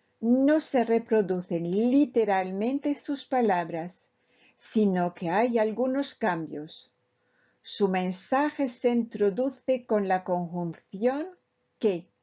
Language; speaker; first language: Spanish; non-native, fluent; French